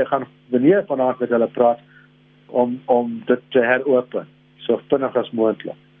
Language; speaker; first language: Afrikaans; non-native, local second language; English